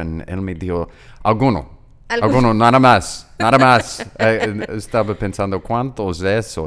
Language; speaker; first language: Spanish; non-native, learner; English